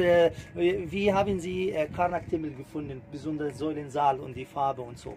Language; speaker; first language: German; non-native, learner; Arabic